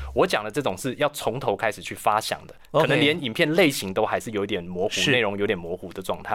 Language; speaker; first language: Chinese; native; Chinese